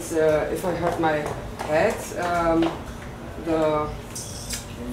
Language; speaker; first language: English; non-native, learner; German